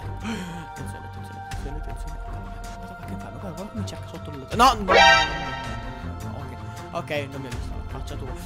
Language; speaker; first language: Italian; native; Italian